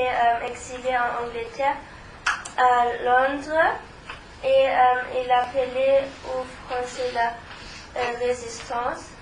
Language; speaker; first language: French; non-native, learner; German